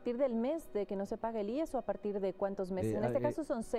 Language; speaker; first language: Spanish; native; Spanish